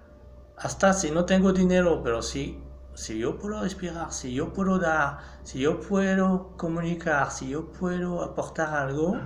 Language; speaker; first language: Spanish; non-native, fluent; French